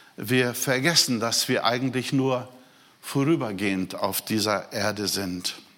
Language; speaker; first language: German; non-native, fluent; Portuguese